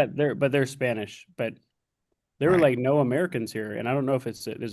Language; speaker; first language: English; native; English